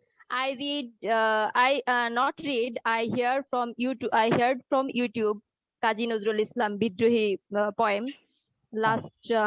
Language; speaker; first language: English; non-native, learner; Bangla